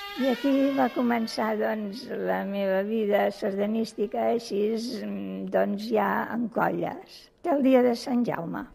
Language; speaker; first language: Catalan; native; Catalan